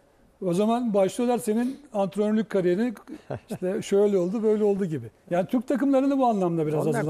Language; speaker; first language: Turkish; native; Turkish